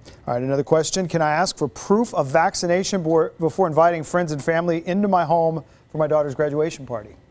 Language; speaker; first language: English; native; English